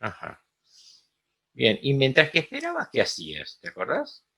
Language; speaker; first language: Spanish; native; Spanish